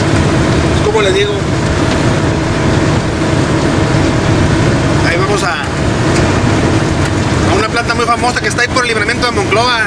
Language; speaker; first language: Spanish; native; Spanish